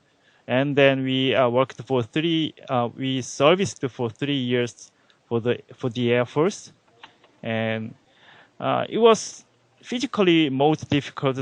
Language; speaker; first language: English; non-native, learner; Korean